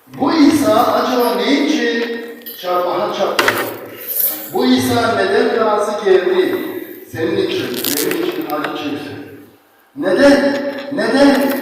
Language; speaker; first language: Turkish; non-native, fluent; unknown